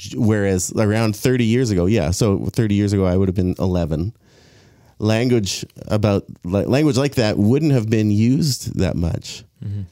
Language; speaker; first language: English; native; English